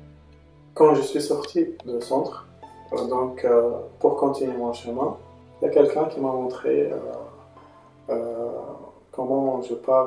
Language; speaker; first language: French; non-native, local second language; Arabic